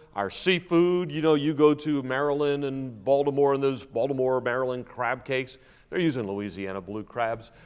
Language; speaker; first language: English; native; English